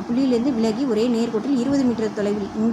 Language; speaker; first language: Tamil; native; Tamil